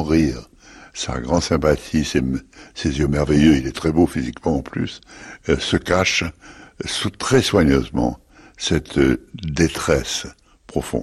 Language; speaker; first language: French; native; French